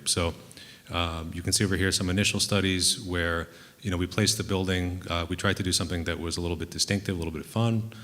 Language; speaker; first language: English; native; English